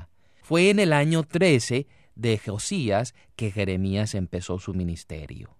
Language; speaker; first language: Spanish; native; Spanish